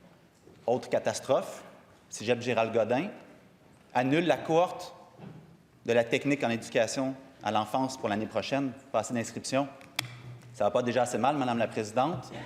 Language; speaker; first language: French; native; French